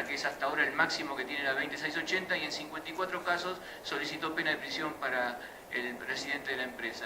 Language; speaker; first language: Spanish; native; Spanish